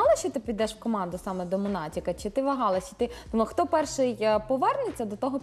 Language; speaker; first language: Ukrainian; native; Ukrainian